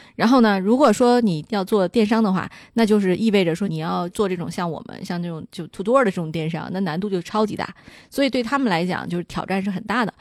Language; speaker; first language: Chinese; native; Chinese